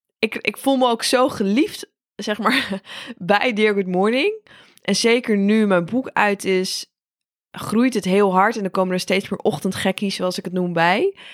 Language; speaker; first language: Dutch; native; Dutch